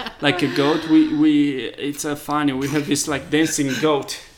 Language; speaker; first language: English; non-native, fluent; Romanian